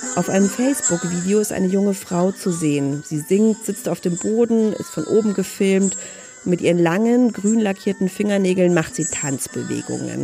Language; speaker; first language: German; native; German